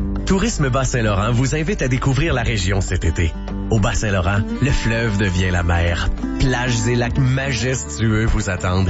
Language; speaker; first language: French; native; French